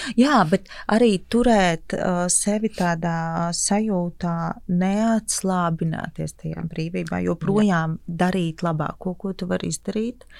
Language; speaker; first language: Latvian; native; Latvian